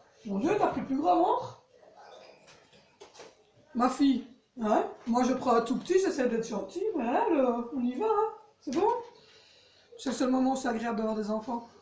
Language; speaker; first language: French; native; French